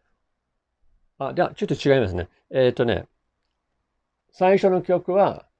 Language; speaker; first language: Japanese; non-native, fluent; English